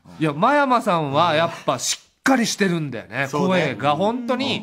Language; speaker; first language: Japanese; native; Japanese